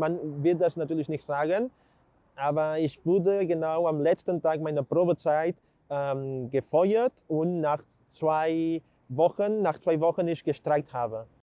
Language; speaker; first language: German; non-native, fluent; Catalan